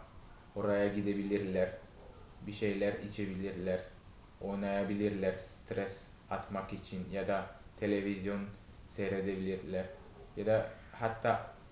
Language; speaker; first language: Turkish; non-native, fluent; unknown